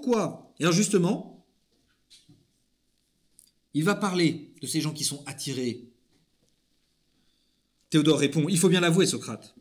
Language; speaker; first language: French; native; French